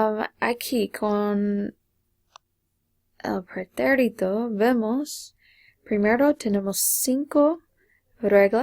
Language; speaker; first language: Spanish; non-native, fluent; English